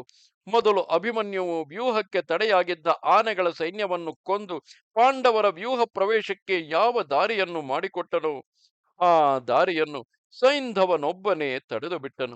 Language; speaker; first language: Kannada; native; Kannada